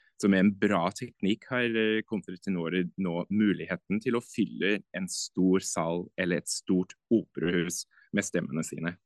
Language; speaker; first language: Norwegian; non-native, fluent; English